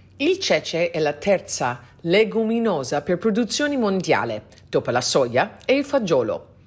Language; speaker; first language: Italian; non-native, fluent; English